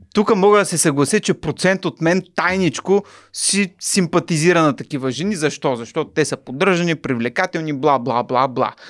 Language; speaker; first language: Bulgarian; native; Bulgarian